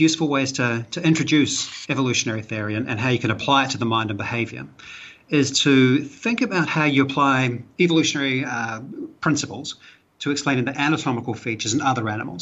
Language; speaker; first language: English; native; English